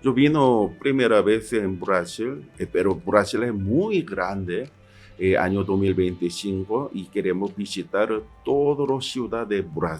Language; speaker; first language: Spanish; non-native, learner; Korean